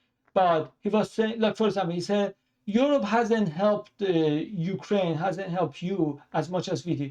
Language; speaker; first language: English; non-native, fluent; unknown